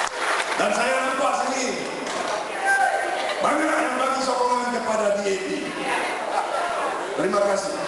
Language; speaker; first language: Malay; non-native, local second language; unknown